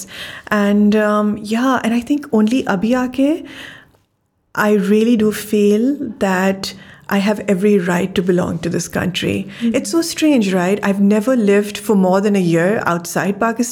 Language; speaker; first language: English; non-native, local second language; Urdu